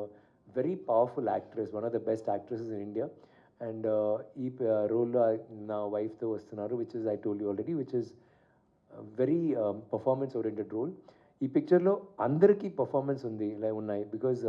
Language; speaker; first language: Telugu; non-native, learner; Tamil